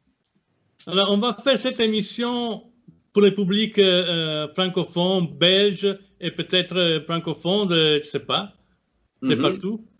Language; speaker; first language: French; non-native, fluent; Italian